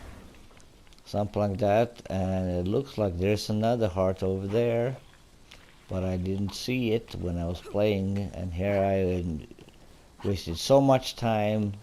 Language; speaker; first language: English; non-native, fluent; Swedish